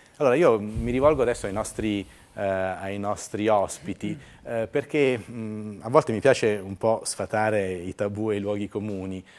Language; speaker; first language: Italian; native; Italian